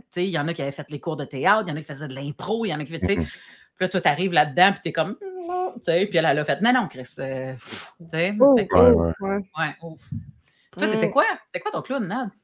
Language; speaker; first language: French; native; French